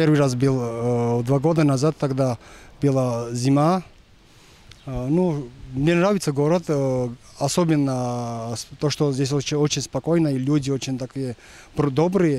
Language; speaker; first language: Russian; non-native, fluent; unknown